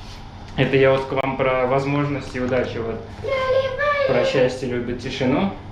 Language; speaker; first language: Russian; native; Russian